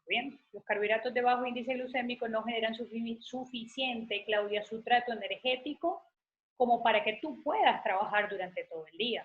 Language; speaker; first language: Spanish; native; Spanish